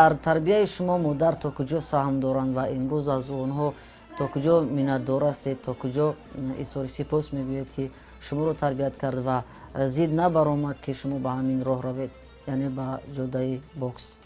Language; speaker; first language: Persian; native; Persian